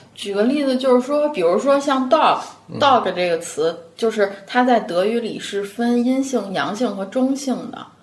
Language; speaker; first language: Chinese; native; Chinese